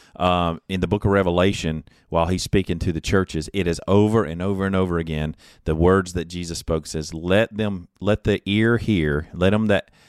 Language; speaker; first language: English; native; English